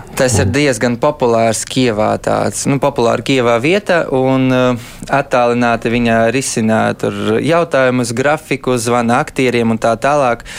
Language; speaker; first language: Latvian; early bilingual, heritage; Latvian